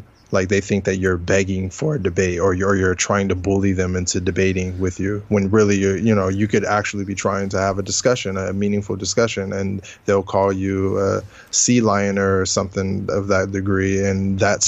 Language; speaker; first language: English; native; English